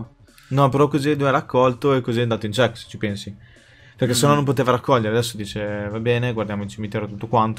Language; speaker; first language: Italian; native; Italian